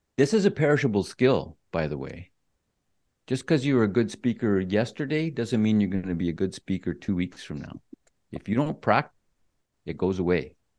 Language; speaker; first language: English; native; English